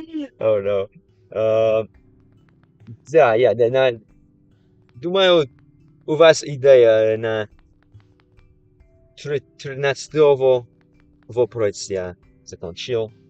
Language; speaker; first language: Russian; non-native, learner; English